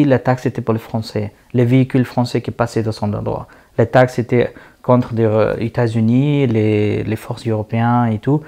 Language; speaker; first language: French; non-native, learner; Persian